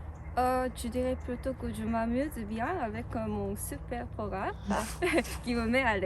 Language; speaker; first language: French; non-native, learner; Korean